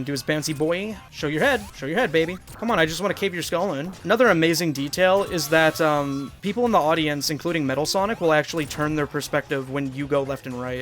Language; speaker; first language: English; native; English